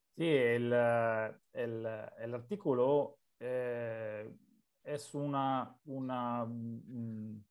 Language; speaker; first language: Spanish; non-native, learner; Italian